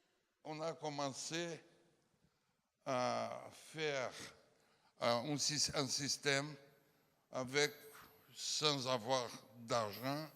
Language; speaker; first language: French; non-native, fluent; Portuguese